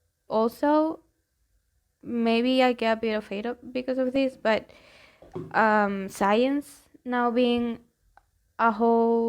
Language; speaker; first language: English; non-native, fluent; Spanish